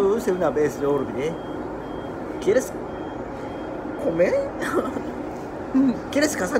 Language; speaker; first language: Spanish; non-native, learner; Japanese